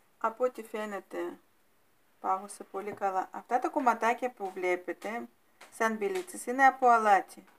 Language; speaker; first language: Greek; non-native, fluent; Russian